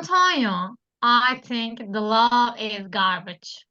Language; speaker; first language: English; non-native, learner; Turkish